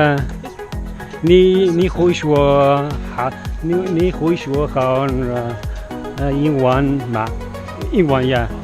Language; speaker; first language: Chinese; non-native, learner; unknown